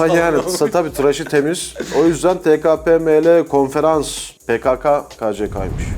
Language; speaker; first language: Turkish; native; Turkish